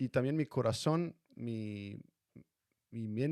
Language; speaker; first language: Spanish; non-native, fluent; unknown